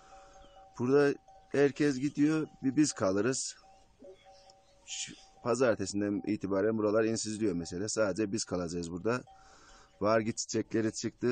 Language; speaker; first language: Turkish; native; Turkish